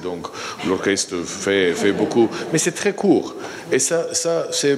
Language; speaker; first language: French; non-native, fluent; Slovenian